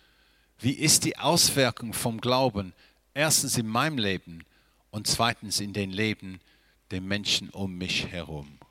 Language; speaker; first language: German; non-native, fluent; English